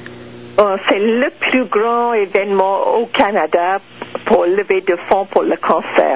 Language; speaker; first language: French; non-native, local second language; English